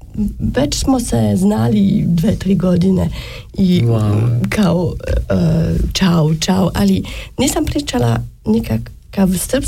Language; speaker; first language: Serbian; non-native, learner; French